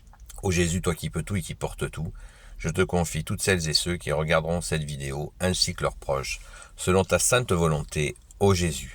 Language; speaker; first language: French; native; French